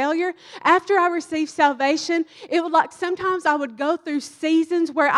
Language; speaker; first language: English; native; English